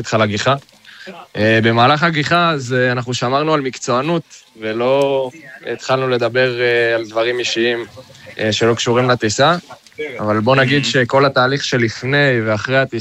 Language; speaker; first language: Hebrew; native; Hebrew